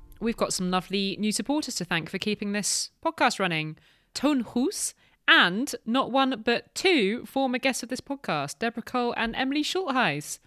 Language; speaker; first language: English; native; English